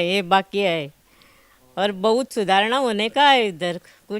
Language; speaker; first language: Hindi; non-native, local second language; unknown